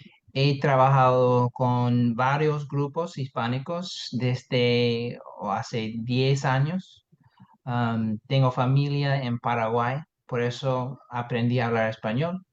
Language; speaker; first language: Spanish; non-native, fluent; English